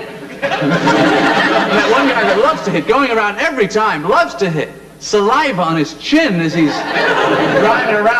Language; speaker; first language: English; native; English